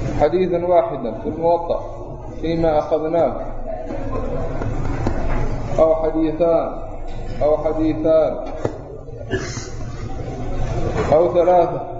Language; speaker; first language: Arabic; non-native, local second language; Somali